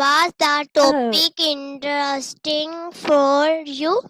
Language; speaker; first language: English; non-native, learner; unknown